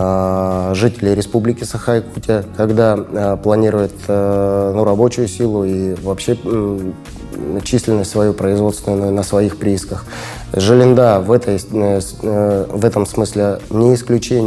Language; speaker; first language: Russian; native; Russian